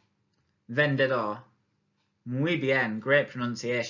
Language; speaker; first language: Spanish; non-native, learner; English